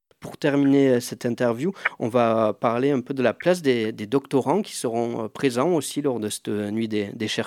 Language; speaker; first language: French; native; French